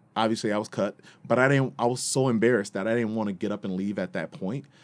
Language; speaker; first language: English; native; English